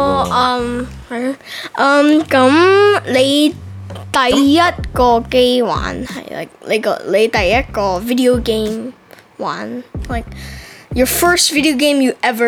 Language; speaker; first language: Cantonese; early bilingual, heritage; Cantonese